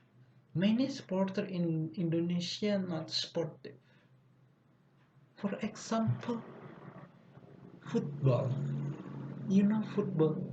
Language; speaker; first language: English; non-native, learner; Indonesian